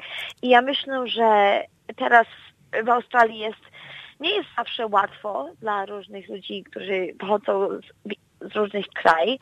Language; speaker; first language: Polish; early bilingual, heritage; Polish